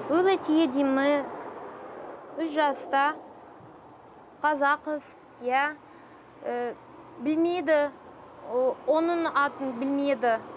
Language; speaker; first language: Kazakh; non-native, local second language; Russian